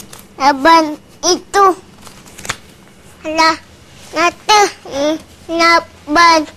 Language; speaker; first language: Indonesian; native; Indonesian